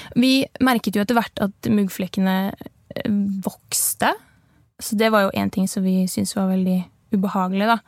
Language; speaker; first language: Norwegian; native; Norwegian